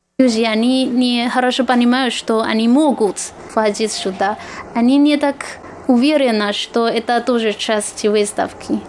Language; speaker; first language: Russian; non-native, fluent; Chinese